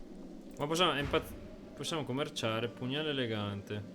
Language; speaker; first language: Italian; native; Italian